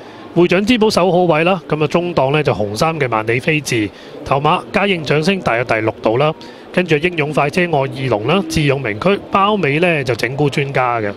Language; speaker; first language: Cantonese; native; Cantonese